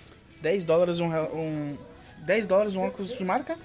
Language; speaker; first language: Portuguese; native; Portuguese